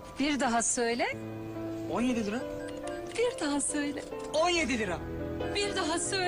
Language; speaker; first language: Turkish; non-native, fluent; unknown